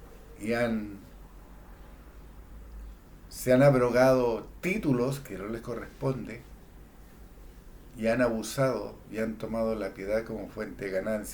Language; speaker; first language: Spanish; native; Spanish